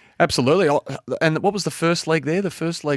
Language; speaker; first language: English; native; English